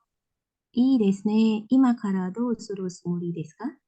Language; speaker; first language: Japanese; non-native, learner; Indonesian